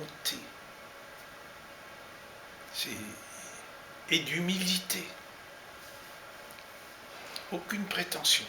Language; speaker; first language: French; native; French